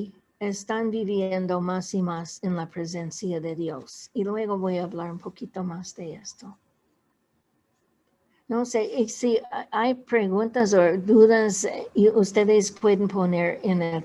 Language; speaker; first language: Spanish; non-native, fluent; English